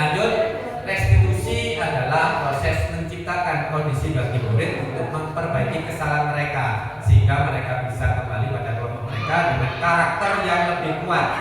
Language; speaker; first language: Indonesian; native; Indonesian